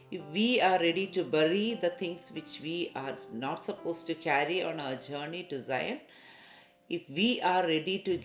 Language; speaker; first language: English; non-native, local second language; Malayalam